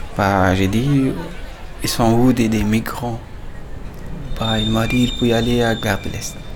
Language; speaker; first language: French; non-native, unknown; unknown